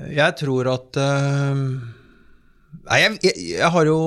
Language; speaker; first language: Norwegian; native; Norwegian